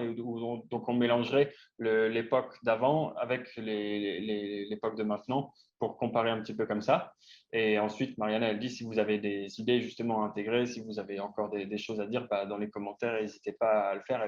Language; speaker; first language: French; native; French